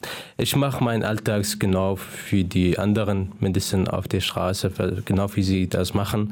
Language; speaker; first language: German; non-native, fluent; Arabic